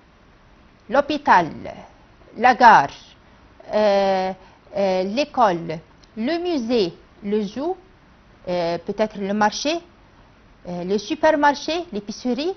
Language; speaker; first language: French; non-native, fluent; Arabic